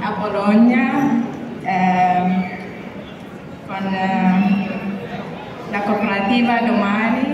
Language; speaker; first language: Italian; non-native, learner; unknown